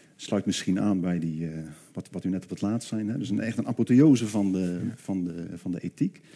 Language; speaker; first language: Dutch; native; Dutch